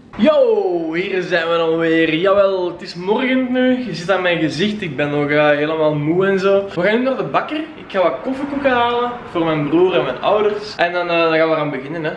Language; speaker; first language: Dutch; native; Dutch